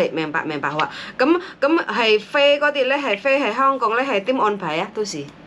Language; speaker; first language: Cantonese; non-native, fluent; Indonesian